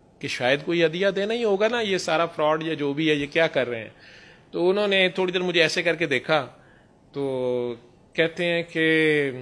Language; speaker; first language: Urdu; non-native, local second language; Punjabi